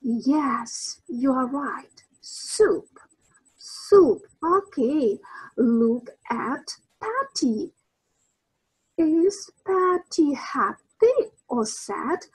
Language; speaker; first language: English; non-native, fluent; Ukrainian